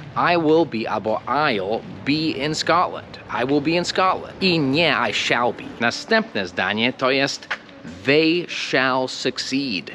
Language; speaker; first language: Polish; non-native, fluent; English